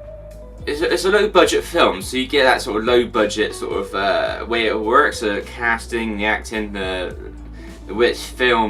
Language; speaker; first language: English; native; English